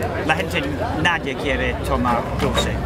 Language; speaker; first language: Spanish; non-native, fluent; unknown